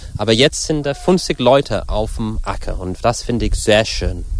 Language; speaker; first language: German; non-native, fluent; English